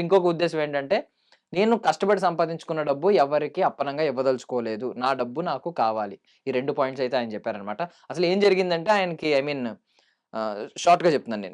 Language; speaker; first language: Telugu; native; Telugu